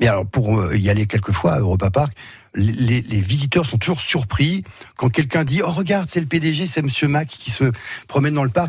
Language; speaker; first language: French; native; French